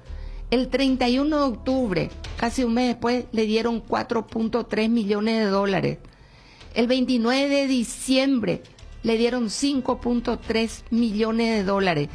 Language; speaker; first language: Spanish; native; Spanish